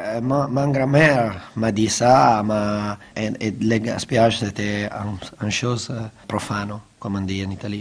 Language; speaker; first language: French; non-native, fluent; Italian